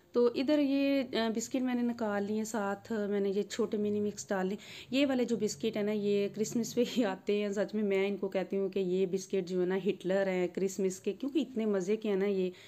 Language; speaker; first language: Urdu; non-native, local second language; Punjabi